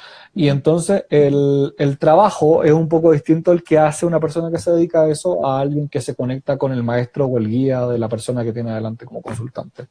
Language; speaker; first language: Spanish; native; Spanish